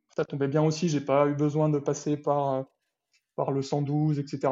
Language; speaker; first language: French; native; French